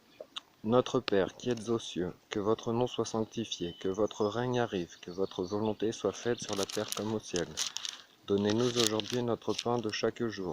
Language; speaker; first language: French; native; French